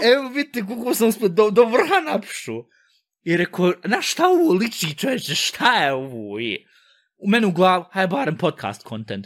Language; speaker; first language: Bosnian; early bilingual, heritage; Bosnian